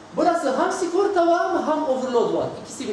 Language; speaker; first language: Turkish; non-native, learner; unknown